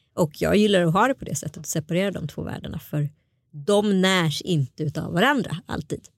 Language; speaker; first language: Swedish; early bilingual, other home language; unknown